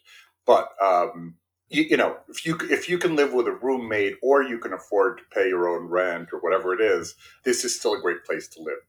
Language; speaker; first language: English; early bilingual, other home language; Spanish